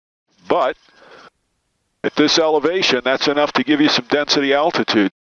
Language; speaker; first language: English; native; English